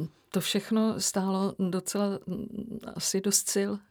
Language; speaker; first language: Czech; native; Czech